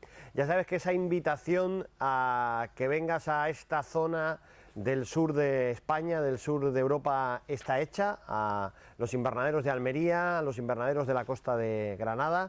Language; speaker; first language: Spanish; native; Spanish